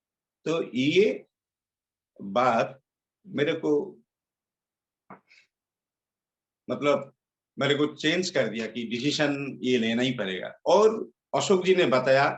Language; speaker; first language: Hindi; non-native, local second language; Bangla